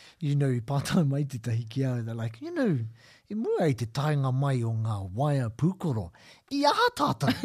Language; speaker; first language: Māori; non-native, local second language; English